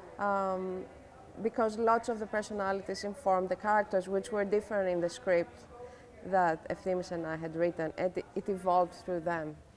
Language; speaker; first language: English; non-native, fluent; Greek